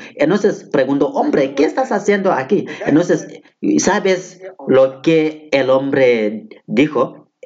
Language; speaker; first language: Spanish; non-native, fluent; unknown